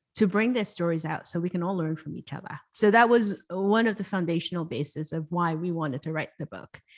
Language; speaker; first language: English; non-native, local second language; Cantonese